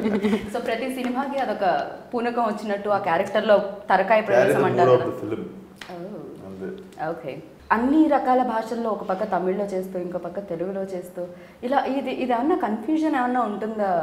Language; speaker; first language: Telugu; native; Telugu